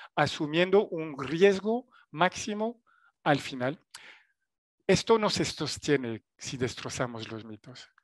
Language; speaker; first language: Spanish; non-native, fluent; French